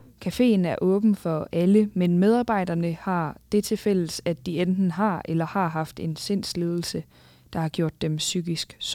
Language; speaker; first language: Danish; native; Danish